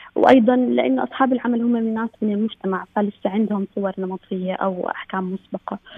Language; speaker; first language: Arabic; native; Arabic